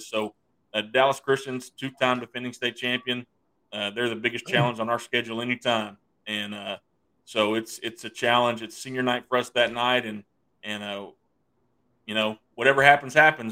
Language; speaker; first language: English; native; English